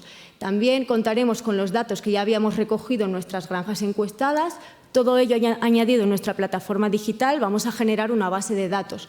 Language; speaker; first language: Spanish; native; Spanish